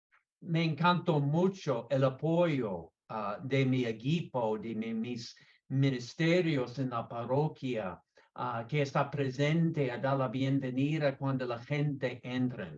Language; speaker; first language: Spanish; non-native, learner; English